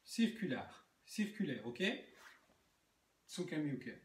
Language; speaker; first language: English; non-native, learner; French